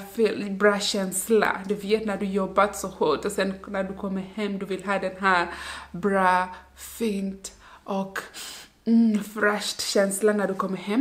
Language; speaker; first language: Swedish; non-native, learner; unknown